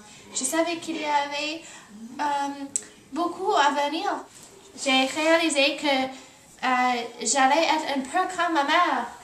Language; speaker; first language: French; non-native, learner; English